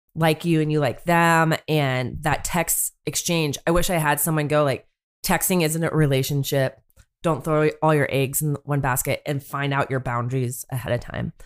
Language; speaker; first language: English; native; English